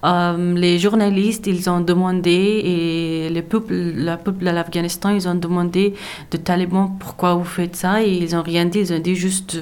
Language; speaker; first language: French; non-native, learner; Persian